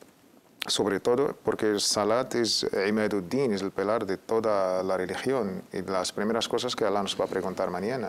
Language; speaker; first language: Spanish; native; Spanish